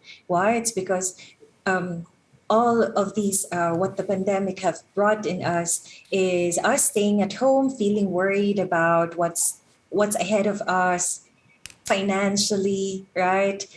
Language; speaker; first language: English; non-native, local second language; Filipino